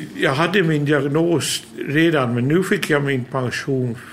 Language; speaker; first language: Swedish; early bilingual, heritage; Swedish